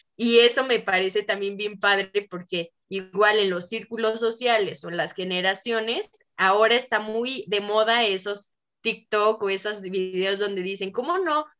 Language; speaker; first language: Spanish; native; Spanish